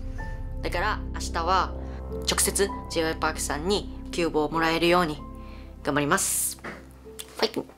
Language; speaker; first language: Japanese; native; Japanese